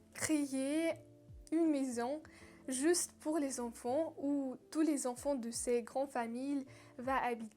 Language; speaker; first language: French; non-native, learner; Russian